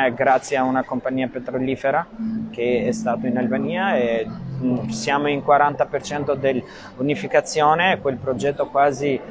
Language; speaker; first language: Italian; non-native, fluent; Albanian